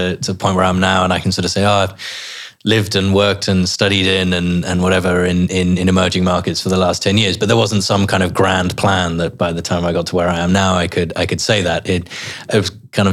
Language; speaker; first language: English; native; English